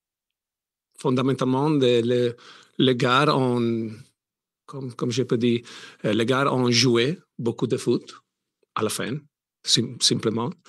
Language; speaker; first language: French; non-native, learner; Italian